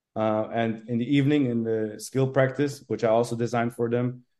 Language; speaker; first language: English; non-native, fluent; German